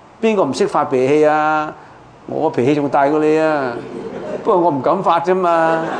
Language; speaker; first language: Chinese; non-native, local second language; Cantonese